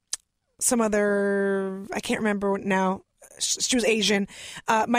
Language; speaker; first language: English; early bilingual, other home language; Russian